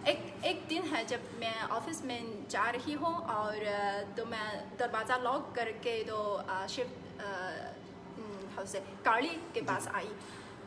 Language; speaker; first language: Hindi; non-native, fluent; Chinese